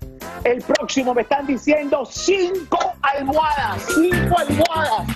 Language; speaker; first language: Spanish; native; Spanish